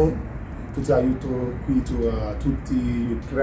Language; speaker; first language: Italian; non-native, learner; Ukrainian